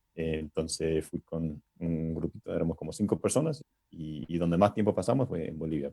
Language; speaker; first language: Spanish; non-native, fluent; English